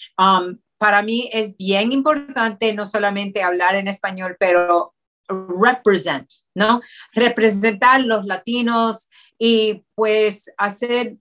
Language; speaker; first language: Spanish; early bilingual, heritage; Spanish